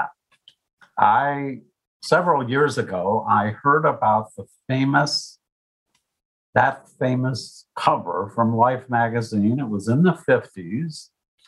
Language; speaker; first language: English; native; English